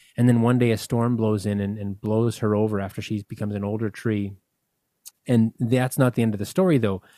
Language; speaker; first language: English; native; English